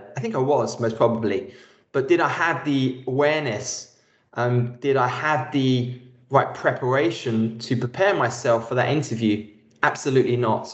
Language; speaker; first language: English; native; English